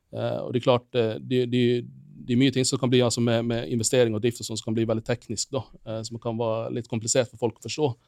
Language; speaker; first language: Norwegian; non-native, fluent; Finnish